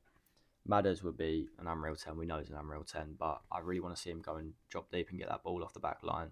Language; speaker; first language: English; native; English